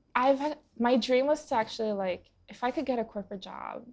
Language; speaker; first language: English; early bilingual, other home language; Portuguese